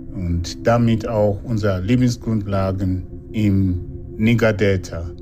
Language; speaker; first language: German; non-native, fluent; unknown